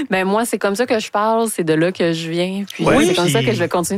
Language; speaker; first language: French; native; French